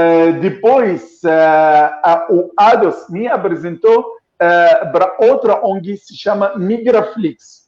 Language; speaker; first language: Portuguese; non-native, fluent; Arabic